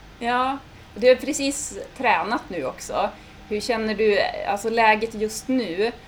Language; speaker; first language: Swedish; native; Swedish